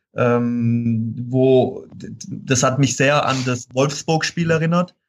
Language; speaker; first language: German; native; German